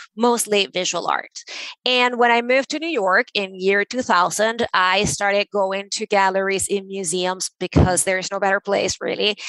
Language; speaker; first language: English; non-native, fluent; Spanish